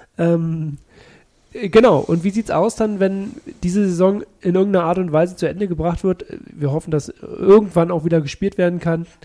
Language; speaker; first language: German; native; German